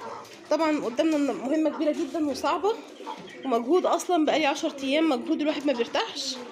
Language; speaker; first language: Arabic; native; Arabic